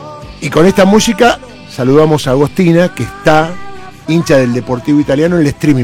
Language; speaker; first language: Spanish; native; Spanish